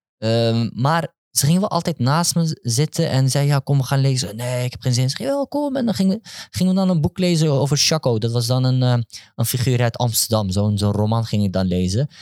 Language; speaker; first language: Dutch; early bilingual, other home language; Turkish